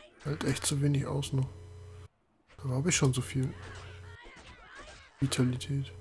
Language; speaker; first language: German; native; German